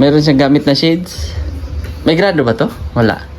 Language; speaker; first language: Filipino; native; Filipino